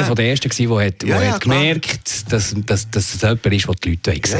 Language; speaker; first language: German; native; German